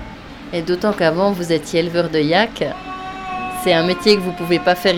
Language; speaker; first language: French; native; French